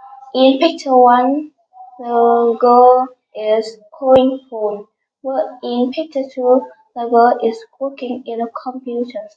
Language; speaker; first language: English; non-native, learner; Vietnamese